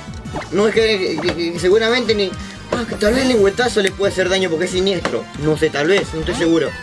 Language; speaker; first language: Spanish; native; Spanish